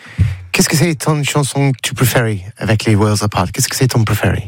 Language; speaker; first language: French; non-native, learner; English